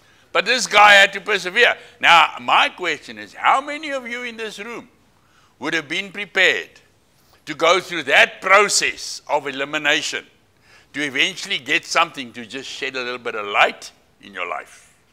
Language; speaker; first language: English; non-native, local second language; Afrikaans